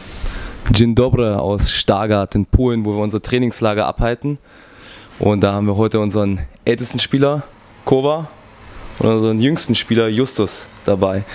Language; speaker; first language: German; native; German